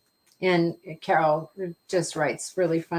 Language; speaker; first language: English; native; English